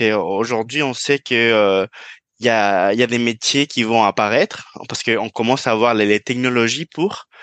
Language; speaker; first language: French; non-native, fluent; Spanish